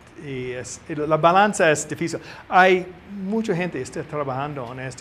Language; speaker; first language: Spanish; non-native, learner; English